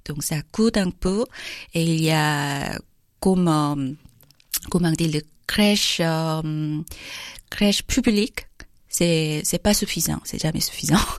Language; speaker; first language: French; non-native, learner; Korean